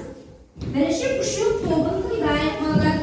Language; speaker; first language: Kazakh; native; Kazakh